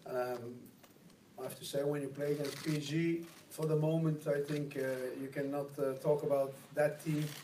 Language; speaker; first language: English; non-native, fluent; Dutch